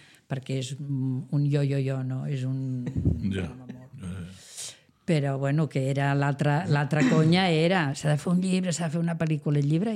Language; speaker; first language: Catalan; non-native, local second language; Spanish